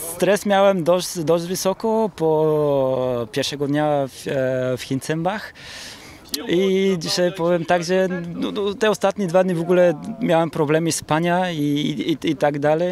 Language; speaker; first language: Polish; non-native, learner; Bulgarian